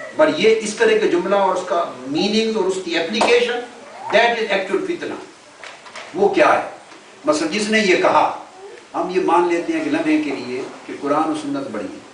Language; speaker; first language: Urdu; non-native, local second language; Punjabi